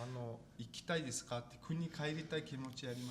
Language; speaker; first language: Japanese; non-native, fluent; Mongolian